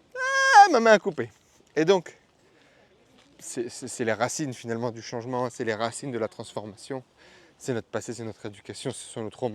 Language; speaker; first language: French; native; French